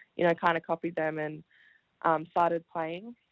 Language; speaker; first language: English; native; English